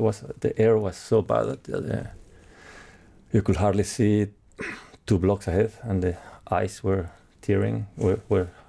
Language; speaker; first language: English; non-native, fluent; Spanish